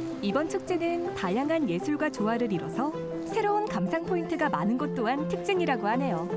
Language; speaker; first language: Korean; native; Korean